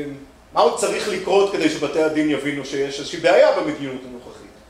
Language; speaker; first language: Hebrew; native; Hebrew